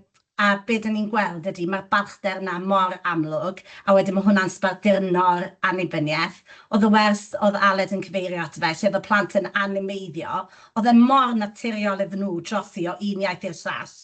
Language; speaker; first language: Welsh; native; Welsh